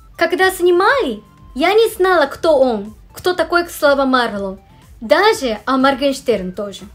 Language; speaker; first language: Russian; non-native, fluent; Japanese